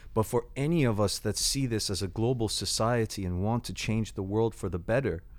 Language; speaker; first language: English; native; English